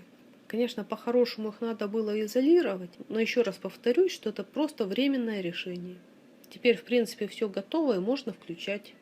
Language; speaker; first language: Russian; native; Russian